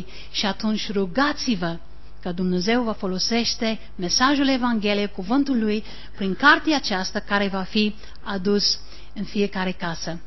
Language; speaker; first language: Romanian; non-native, learner; English